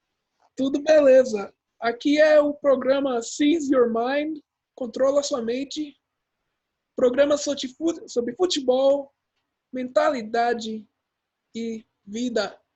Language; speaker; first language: Portuguese; early bilingual, heritage; English